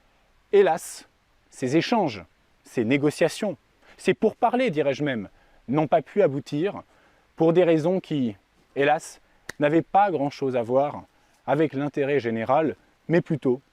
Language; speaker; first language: French; native; French